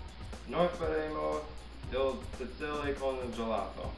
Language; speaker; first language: Italian; non-native, learner; English